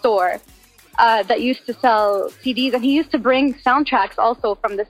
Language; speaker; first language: English; non-native, fluent; Arabic